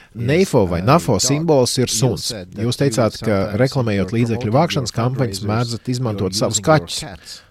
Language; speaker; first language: Latvian; native; Latvian